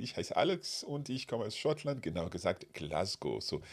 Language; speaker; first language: German; non-native, fluent; English